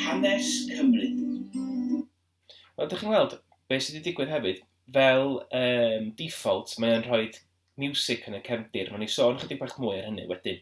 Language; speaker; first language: Welsh; native; Welsh